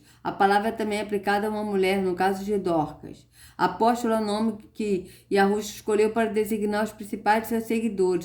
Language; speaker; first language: Portuguese; native; Portuguese